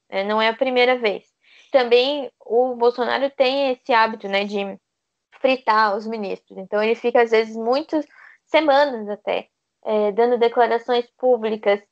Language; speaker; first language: Portuguese; native; Portuguese